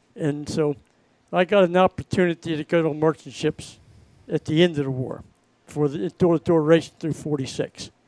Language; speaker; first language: English; native; English